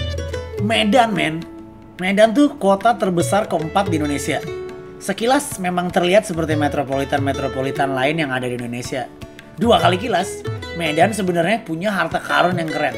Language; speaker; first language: Indonesian; native; Indonesian